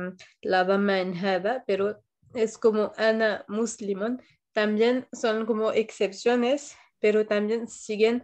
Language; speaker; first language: Spanish; non-native, fluent; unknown